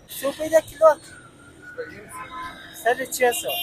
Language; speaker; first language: Hindi; non-native, learner; Pashto